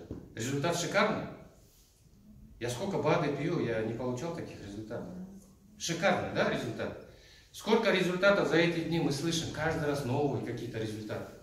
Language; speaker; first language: Russian; non-native, local second language; Kazakh